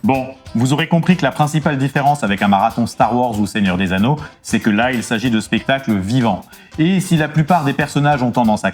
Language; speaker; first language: French; native; French